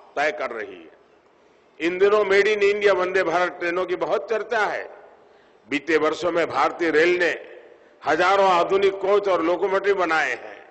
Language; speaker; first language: Hindi; non-native, local second language; Gujarati